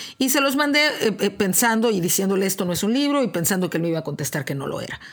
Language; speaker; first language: Spanish; native; Spanish